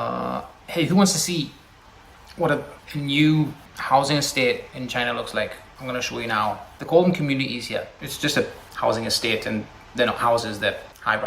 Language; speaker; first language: English; native; English